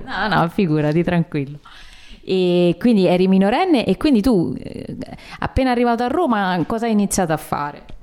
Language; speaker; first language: Italian; native; Italian